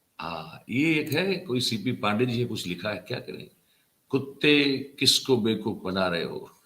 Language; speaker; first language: Hindi; non-native, local second language; Gujarati